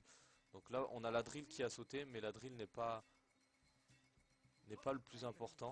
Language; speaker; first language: French; native; French